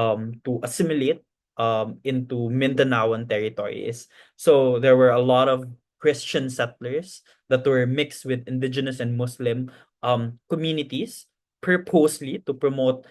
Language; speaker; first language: English; non-native, local second language; Cebuano